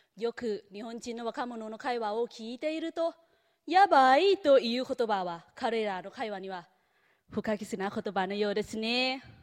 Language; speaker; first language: Japanese; non-native, fluent; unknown